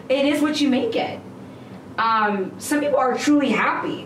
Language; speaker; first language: English; native; English